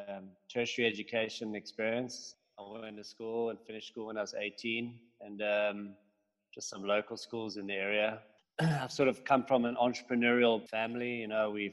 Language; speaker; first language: English; native; English